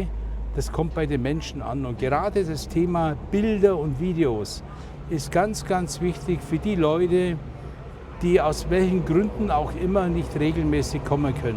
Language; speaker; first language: German; native; German